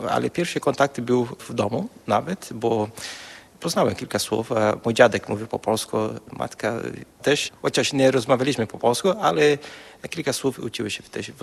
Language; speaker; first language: Polish; non-native, fluent; Portuguese